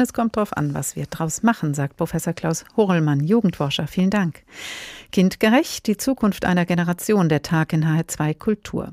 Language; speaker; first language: German; native; German